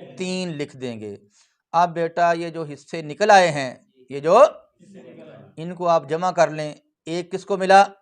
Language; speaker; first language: Urdu; non-native, local second language; Punjabi